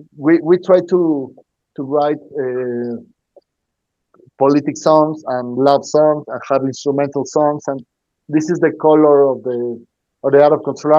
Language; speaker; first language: English; non-native, learner; Spanish